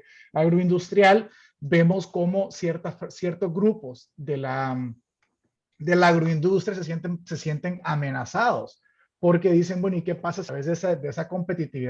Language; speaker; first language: Spanish; native; Spanish